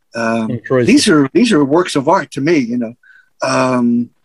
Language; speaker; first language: English; native; English